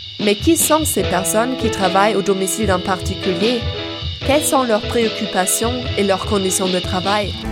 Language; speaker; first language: French; native; French